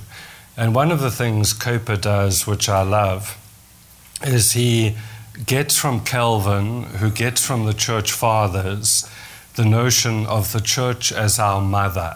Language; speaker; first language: English; native; English